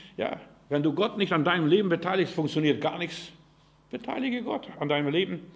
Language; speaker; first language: German; non-native, fluent; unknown